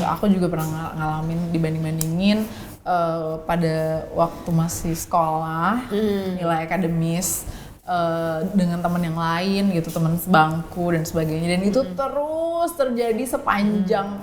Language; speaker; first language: Indonesian; native; Indonesian